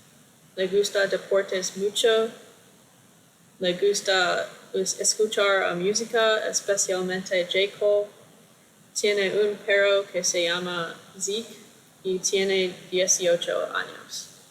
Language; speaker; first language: Spanish; non-native, learner; English